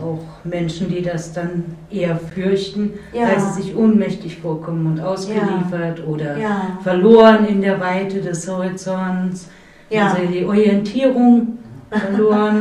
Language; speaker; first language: German; native; German